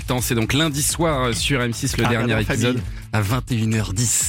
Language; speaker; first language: French; native; French